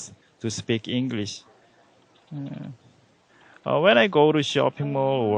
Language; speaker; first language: English; non-native, learner; Korean